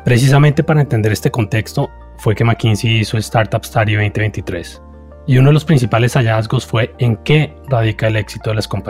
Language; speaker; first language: Spanish; native; Spanish